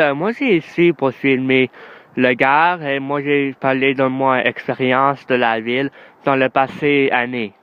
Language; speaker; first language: French; non-native, learner; English